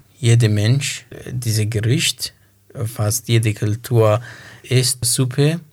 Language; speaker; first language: German; non-native, learner; Kurdish